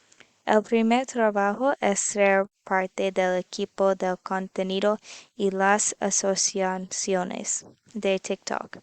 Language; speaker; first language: Spanish; non-native, learner; English